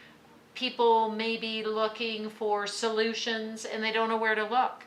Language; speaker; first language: English; native; English